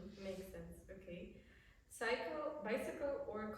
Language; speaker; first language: English; non-native, fluent; Polish